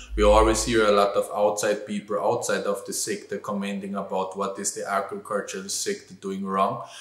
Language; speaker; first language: English; non-native, fluent; German